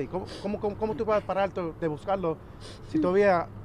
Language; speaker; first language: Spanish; early bilingual, other home language; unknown